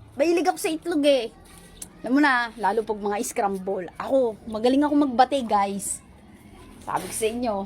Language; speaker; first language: Filipino; non-native, local second language; Bikol